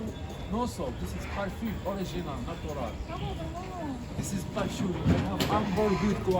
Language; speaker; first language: English; non-native, learner; Arabic